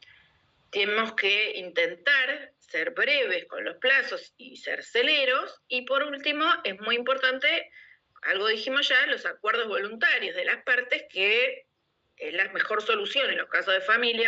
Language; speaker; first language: Spanish; native; Spanish